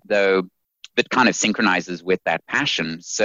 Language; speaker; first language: English; native; English